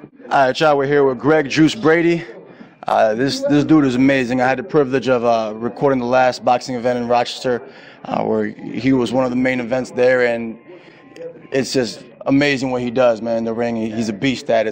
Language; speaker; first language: English; early bilingual, other home language; Spanish